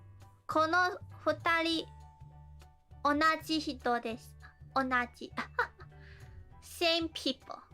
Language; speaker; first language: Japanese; non-native, learner; English